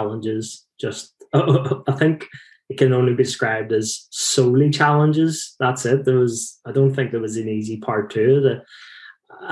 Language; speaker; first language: English; native; English